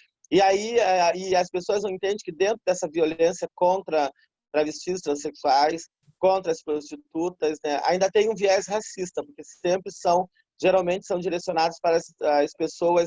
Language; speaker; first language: Portuguese; native; Portuguese